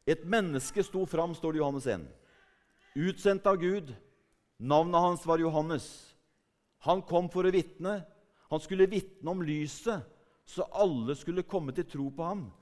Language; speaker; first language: Norwegian; native; Norwegian